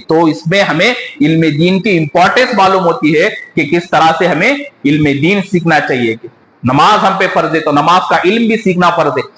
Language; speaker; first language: Urdu; native; Urdu